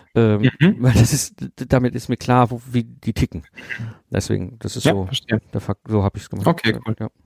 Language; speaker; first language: German; native; German